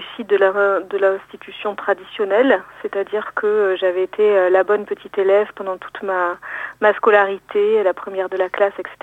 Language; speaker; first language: French; native; French